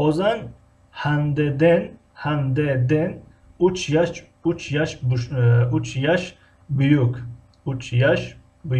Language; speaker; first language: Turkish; non-native, fluent; Tajik